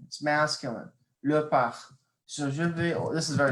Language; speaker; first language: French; non-native, fluent; English